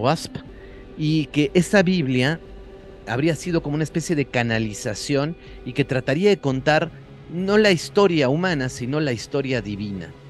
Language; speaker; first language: Spanish; native; Spanish